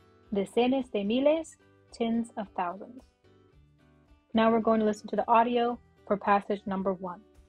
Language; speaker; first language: English; native; English